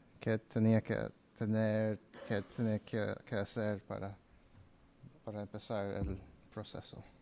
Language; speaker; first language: Spanish; early bilingual, heritage; Spanish